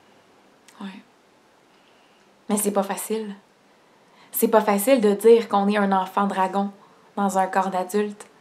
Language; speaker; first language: French; native; French